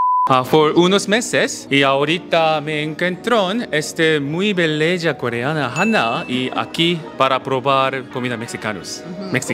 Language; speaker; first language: Spanish; non-native, learner; Korean